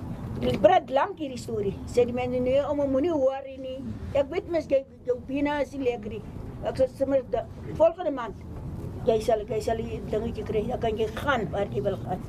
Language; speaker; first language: Dutch; non-native, local second language; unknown